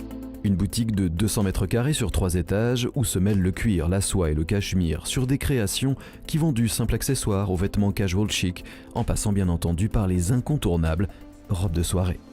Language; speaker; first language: French; native; French